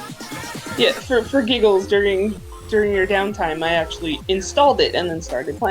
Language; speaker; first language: English; native; English